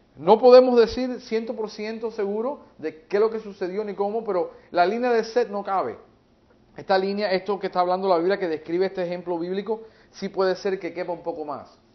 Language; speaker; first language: Spanish; early bilingual, heritage; English